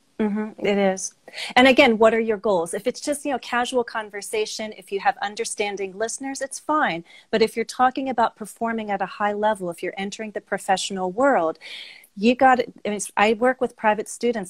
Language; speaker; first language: English; native; English